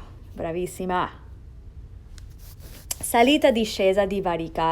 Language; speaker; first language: Italian; non-native, fluent; English